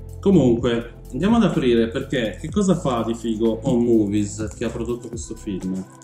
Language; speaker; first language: Italian; early bilingual, other home language; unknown